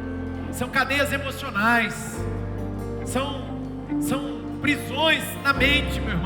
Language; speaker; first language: Portuguese; native; Portuguese